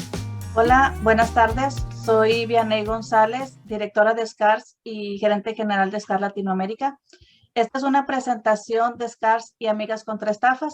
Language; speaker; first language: Spanish; native; Spanish